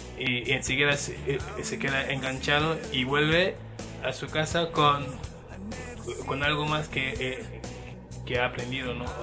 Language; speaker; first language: Spanish; non-native, fluent; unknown